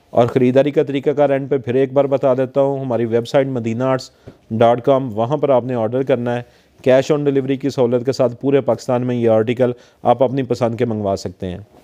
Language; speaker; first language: Urdu; non-native, local second language; Punjabi